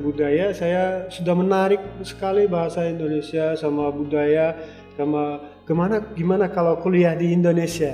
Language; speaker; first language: Indonesian; non-native, fluent; Turkmen